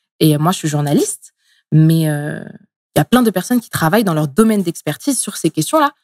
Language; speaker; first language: French; early bilingual, other home language; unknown